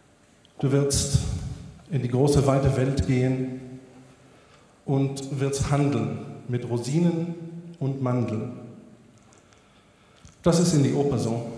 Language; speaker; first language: German; non-native, fluent; Hebrew